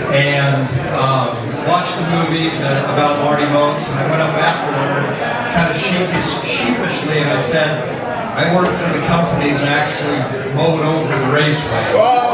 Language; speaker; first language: English; native; English